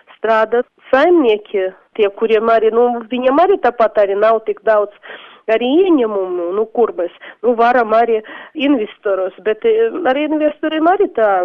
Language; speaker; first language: Latvian; non-native, local second language; Russian